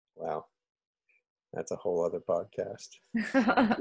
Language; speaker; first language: English; native; English